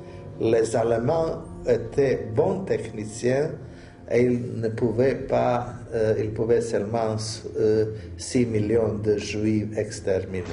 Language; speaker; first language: French; non-native, learner; Serbian